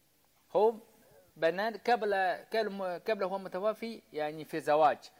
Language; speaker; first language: Arabic; non-native, learner; Chinese